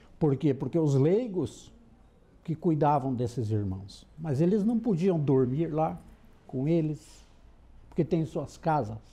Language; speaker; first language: Portuguese; native; Portuguese